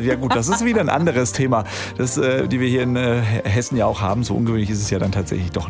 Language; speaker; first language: German; native; German